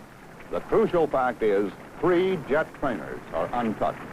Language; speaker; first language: English; native; English